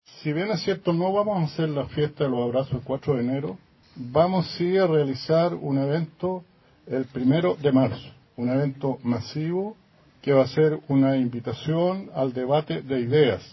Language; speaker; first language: Spanish; native; Spanish